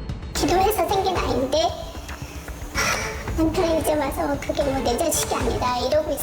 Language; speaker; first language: Korean; native; Korean